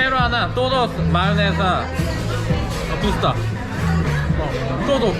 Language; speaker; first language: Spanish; non-native, learner; Korean